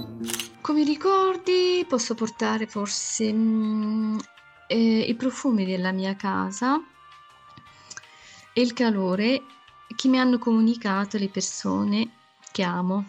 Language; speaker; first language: Italian; non-native, fluent; Arabic